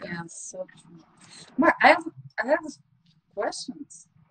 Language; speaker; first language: English; non-native, fluent; Russian